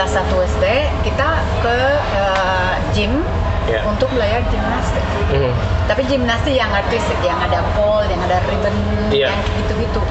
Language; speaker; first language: Indonesian; non-native, fluent; Spanish